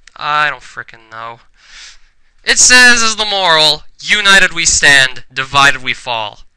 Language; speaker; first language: English; native; English